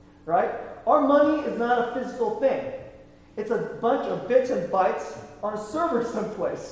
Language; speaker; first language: English; native; English